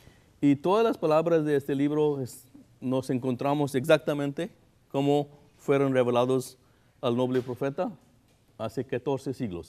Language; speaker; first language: Spanish; non-native, fluent; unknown